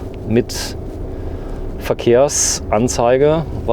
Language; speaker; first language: German; native; German